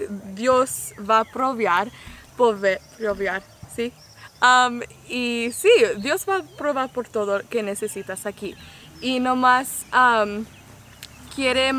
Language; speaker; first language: Spanish; non-native, learner; English